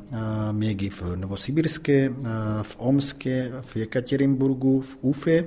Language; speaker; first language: Russian; non-native, fluent; Czech